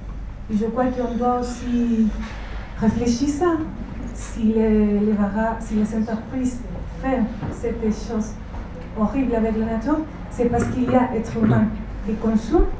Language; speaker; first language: French; non-native, fluent; Spanish